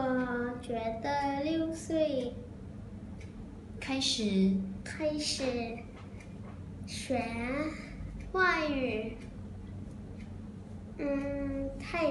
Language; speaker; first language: Chinese; non-native, learner; Thai